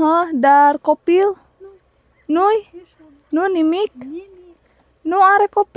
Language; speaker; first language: Romanian; non-native, learner; Indonesian